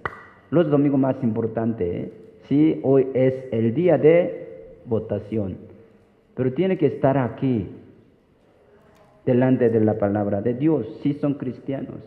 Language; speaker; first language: Spanish; non-native, fluent; Korean